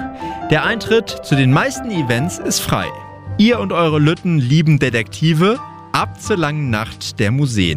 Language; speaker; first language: German; native; German